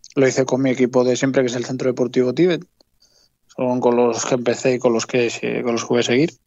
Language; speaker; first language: Spanish; native; Spanish